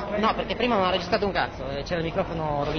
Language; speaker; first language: Italian; native; Italian